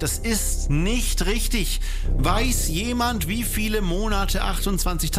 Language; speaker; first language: German; native; German